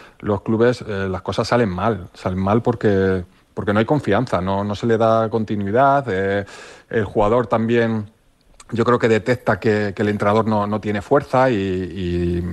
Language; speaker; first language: Spanish; native; Spanish